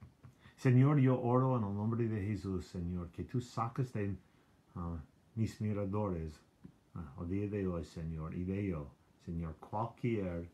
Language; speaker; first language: Spanish; non-native, learner; English